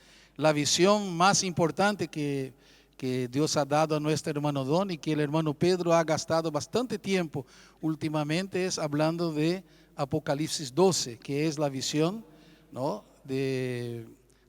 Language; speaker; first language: Spanish; non-native, fluent; Portuguese